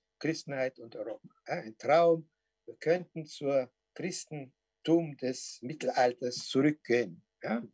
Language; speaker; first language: German; non-native, fluent; Portuguese